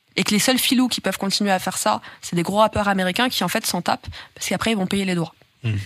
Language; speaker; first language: French; native; French